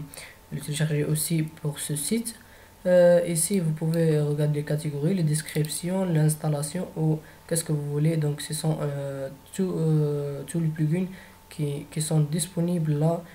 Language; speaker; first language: French; non-native, fluent; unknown